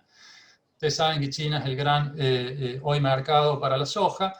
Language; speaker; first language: Spanish; native; Spanish